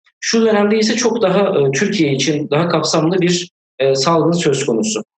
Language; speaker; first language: Turkish; native; Turkish